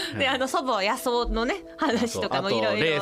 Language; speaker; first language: Japanese; native; Japanese